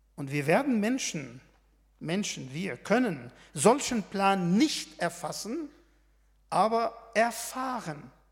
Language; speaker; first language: German; non-native, fluent; Arabic